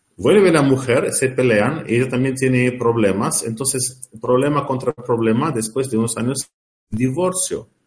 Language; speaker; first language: Spanish; non-native, learner; Arabic